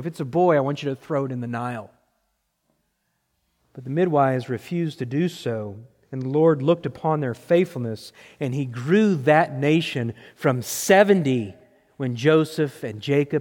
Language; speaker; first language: English; native; English